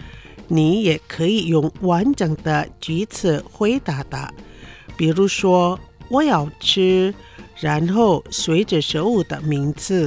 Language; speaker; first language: Chinese; non-native, fluent; Indonesian